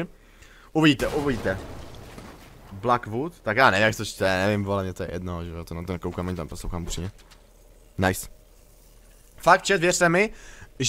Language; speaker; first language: Czech; native; Czech